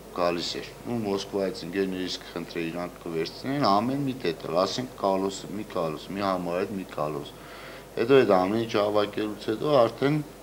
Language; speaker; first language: Armenian; native; Armenian